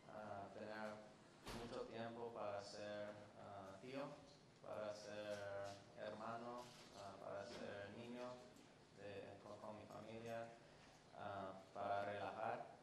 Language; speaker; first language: Spanish; non-native, fluent; English